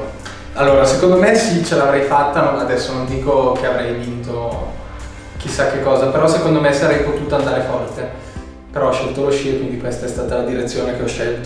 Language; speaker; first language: Italian; native; Italian